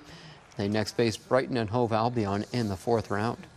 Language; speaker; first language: English; native; English